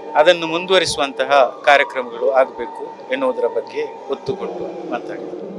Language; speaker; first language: Kannada; non-native, local second language; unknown